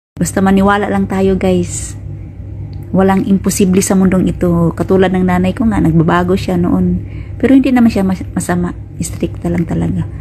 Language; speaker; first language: Filipino; non-native, local second language; Cebuano